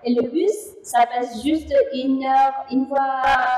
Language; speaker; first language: French; non-native, fluent; Indonesian